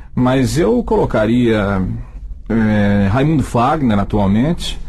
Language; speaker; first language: Portuguese; native; Portuguese